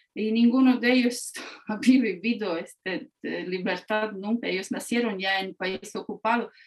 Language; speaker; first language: Spanish; non-native, fluent; Latvian